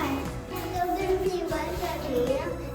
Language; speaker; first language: Thai; early bilingual, heritage; Thai